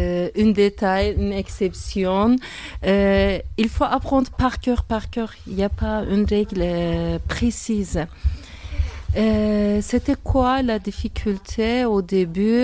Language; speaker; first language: French; non-native, fluent; Turkish